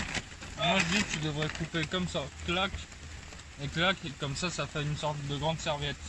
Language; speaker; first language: French; native; French